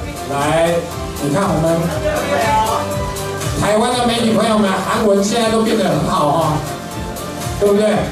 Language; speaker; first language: Chinese; native; Chinese